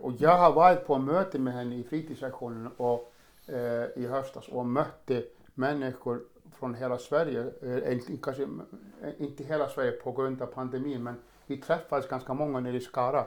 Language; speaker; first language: Swedish; non-native, fluent; Icelandic